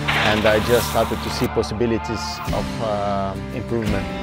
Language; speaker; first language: English; non-native, fluent; Portuguese